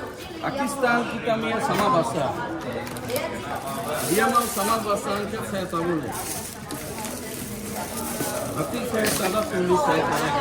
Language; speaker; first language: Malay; non-native, learner; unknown